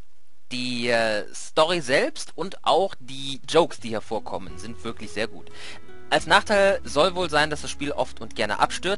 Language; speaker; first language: German; native; German